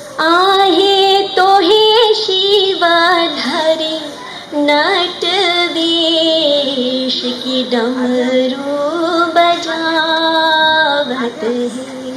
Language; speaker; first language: Hindi; non-native, local second language; Maithili